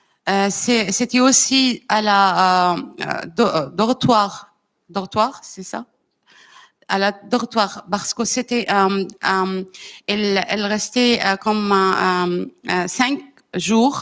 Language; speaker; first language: French; non-native, learner; Arabic